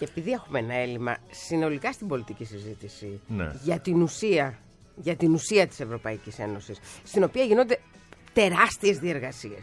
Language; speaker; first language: Greek; native; Greek